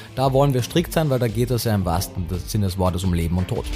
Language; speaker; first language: German; native; German